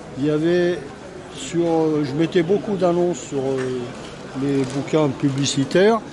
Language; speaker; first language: French; native; French